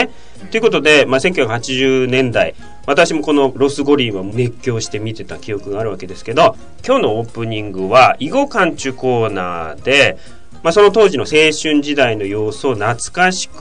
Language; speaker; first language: Japanese; native; Japanese